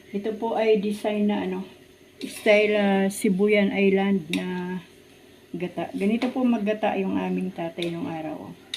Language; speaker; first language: Filipino; native; Filipino